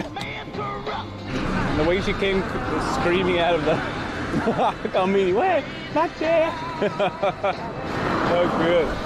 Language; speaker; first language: English; native; English